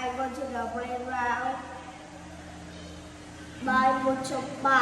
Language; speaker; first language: English; non-native, learner; Vietnamese